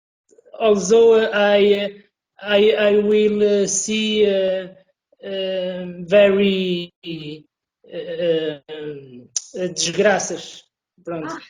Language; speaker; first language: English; non-native, learner; Portuguese